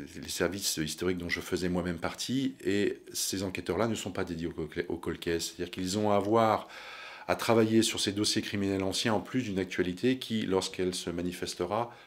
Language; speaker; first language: French; native; French